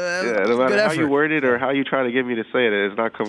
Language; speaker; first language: English; native; English